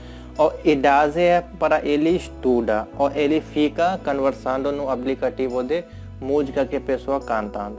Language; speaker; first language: Portuguese; non-native, learner; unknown